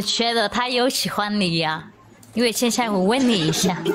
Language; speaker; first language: Chinese; non-native, learner; Vietnamese